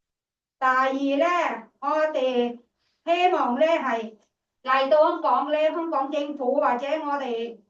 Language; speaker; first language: Cantonese; non-native, fluent; Thai